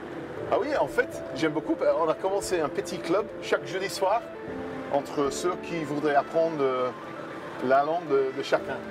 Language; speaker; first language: French; non-native, fluent; English